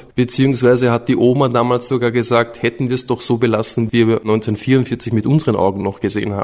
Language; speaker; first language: German; native; German